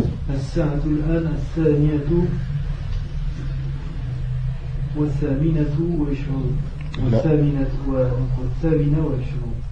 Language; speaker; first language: Arabic; non-native, learner; French